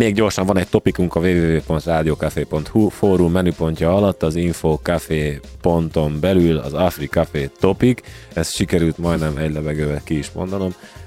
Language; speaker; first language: Hungarian; native; Hungarian